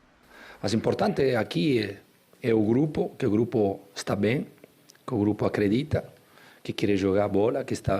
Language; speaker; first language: Portuguese; non-native, fluent; Spanish